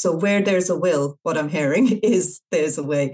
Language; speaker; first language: English; non-native, local second language; Urdu